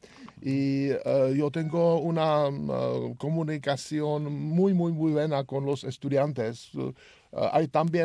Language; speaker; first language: Spanish; non-native, learner; Czech